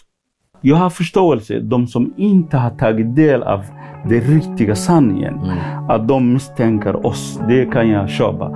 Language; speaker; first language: Swedish; non-native, fluent; Somali